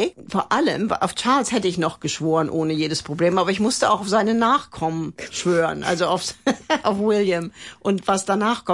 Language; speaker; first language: German; native; German